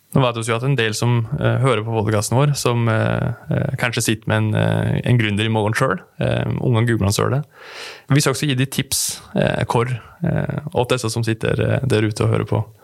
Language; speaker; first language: Norwegian; native; Norwegian